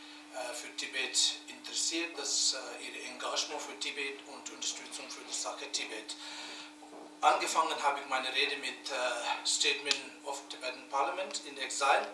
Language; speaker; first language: German; non-native, learner; Tibetan